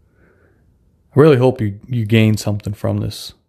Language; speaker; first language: English; non-native, fluent; Russian